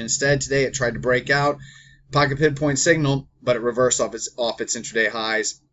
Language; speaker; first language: English; native; English